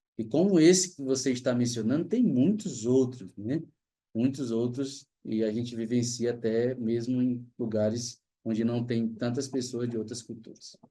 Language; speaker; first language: Portuguese; native; Portuguese